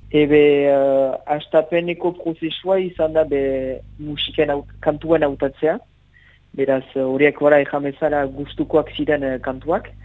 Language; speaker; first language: Basque; native; Basque